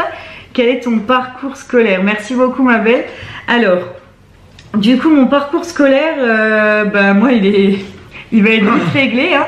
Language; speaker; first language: French; native; French